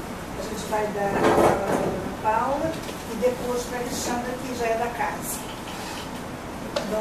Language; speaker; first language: Portuguese; native; Portuguese